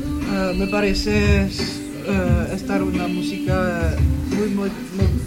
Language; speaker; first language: Spanish; non-native, learner; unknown